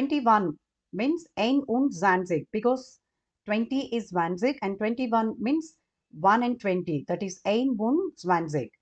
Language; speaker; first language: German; non-native, fluent; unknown